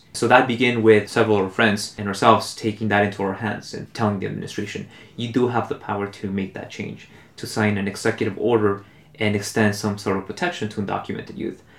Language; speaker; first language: English; early bilingual, other home language; Spanish